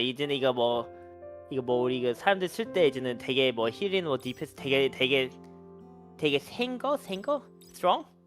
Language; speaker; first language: Korean; early bilingual, heritage; Korean